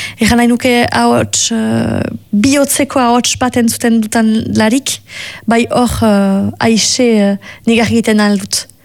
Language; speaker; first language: Basque; native; Basque